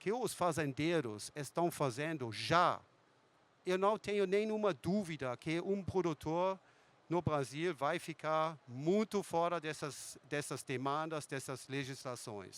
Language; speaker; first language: Portuguese; non-native, fluent; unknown